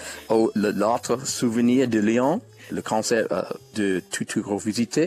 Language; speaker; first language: French; non-native, learner; English